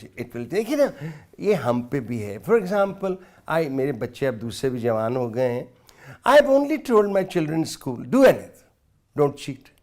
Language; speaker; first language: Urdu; non-native, local second language; Punjabi